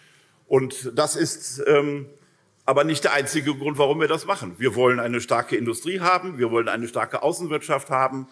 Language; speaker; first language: German; native; German